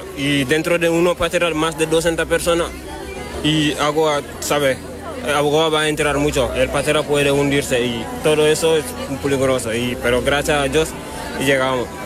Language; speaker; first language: Spanish; non-native, learner; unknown